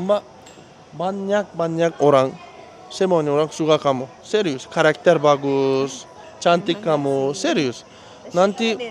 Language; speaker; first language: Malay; non-native, learner; Turkish